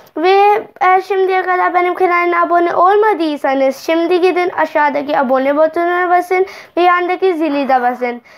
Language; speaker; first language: Turkish; non-native, learner; Urdu